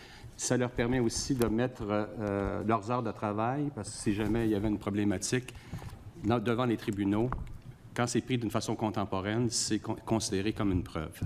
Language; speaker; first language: French; native; French